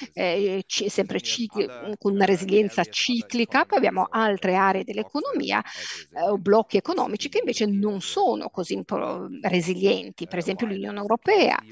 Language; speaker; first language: Italian; native; Italian